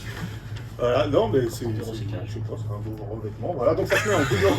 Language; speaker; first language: French; native; French